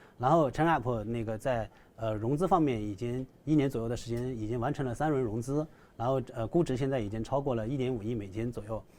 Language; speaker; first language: Chinese; native; Chinese